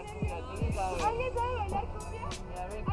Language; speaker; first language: Spanish; native; Spanish